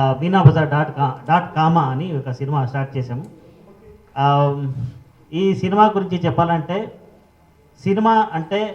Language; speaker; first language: Telugu; non-native, learner; Kannada